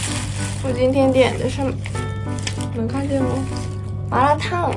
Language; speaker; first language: Chinese; non-native, fluent; Japanese